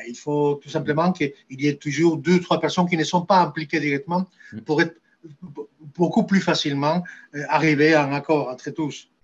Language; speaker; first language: French; non-native, fluent; Spanish